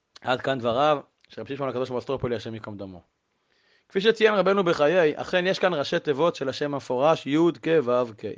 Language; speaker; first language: Hebrew; native; Hebrew